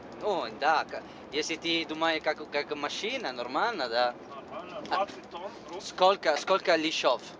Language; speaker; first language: Russian; non-native, learner; Italian